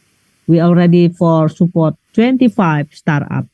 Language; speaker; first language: English; non-native, learner; Indonesian